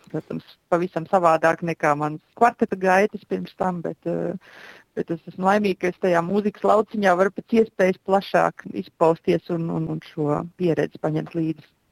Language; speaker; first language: Latvian; native; Latvian